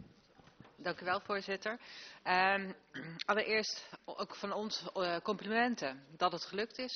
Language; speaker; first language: Dutch; native; Dutch